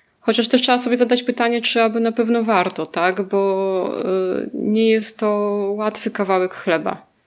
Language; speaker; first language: Polish; native; Polish